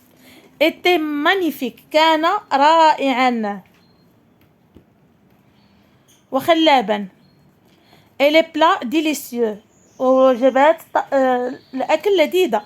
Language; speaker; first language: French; non-native, local second language; Arabic